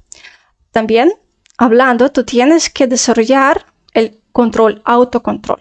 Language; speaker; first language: Spanish; non-native, fluent; Russian